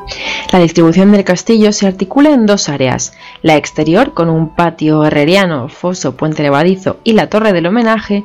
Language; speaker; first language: Spanish; native; Spanish